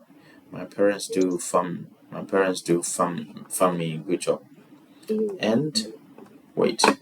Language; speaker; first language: English; non-native, fluent; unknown